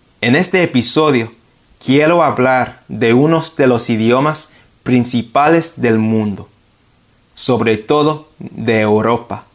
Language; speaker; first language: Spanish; non-native, fluent; English